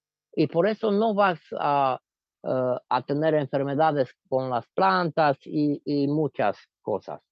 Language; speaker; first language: Spanish; non-native, fluent; Romanian